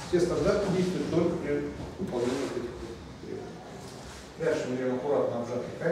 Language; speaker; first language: Russian; native; Russian